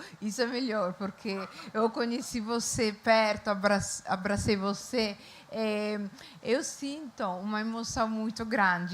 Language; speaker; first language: Portuguese; non-native, fluent; Italian